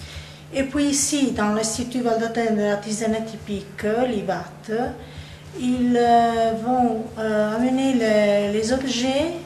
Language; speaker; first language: French; non-native, local second language; Italian